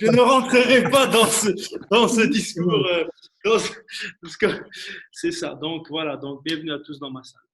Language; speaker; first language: French; early bilingual, other home language; Arabic